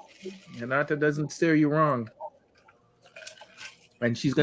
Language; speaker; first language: English; native; English